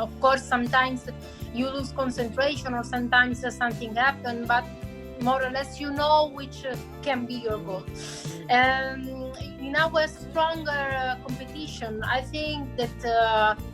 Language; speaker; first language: English; non-native, fluent; Italian